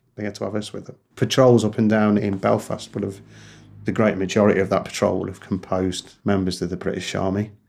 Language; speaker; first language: English; native; English